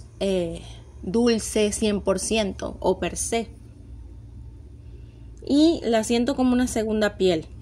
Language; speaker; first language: Spanish; native; Spanish